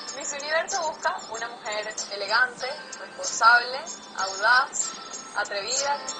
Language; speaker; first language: Spanish; native; Spanish